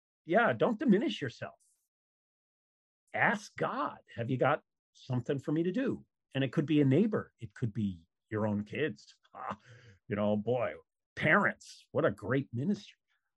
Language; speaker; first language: English; native; English